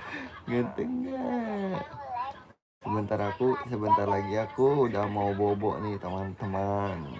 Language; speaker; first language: Indonesian; native; Indonesian